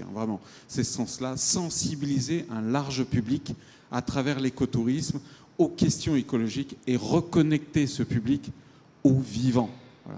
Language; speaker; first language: French; native; French